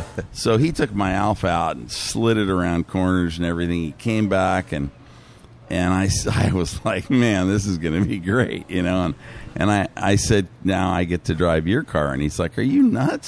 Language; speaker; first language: English; native; English